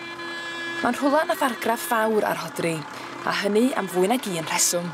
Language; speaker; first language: Welsh; native; Welsh